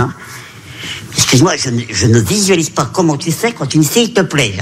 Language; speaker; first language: French; native; French